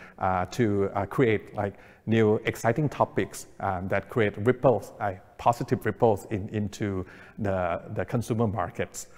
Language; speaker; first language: English; non-native, fluent; Thai